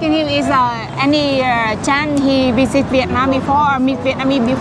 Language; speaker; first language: English; non-native, learner; Vietnamese